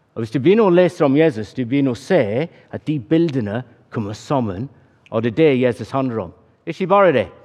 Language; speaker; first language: Norwegian; non-native, fluent; English